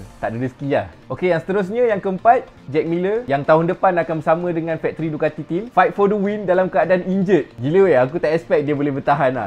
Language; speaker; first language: Malay; native; Malay